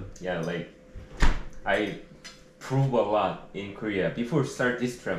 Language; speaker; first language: English; non-native, learner; Korean